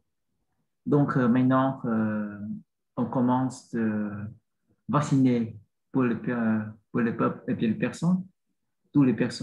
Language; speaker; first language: French; non-native, learner; Vietnamese